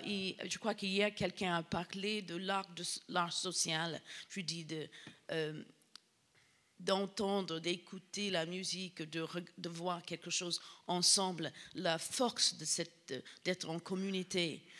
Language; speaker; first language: French; non-native, fluent; English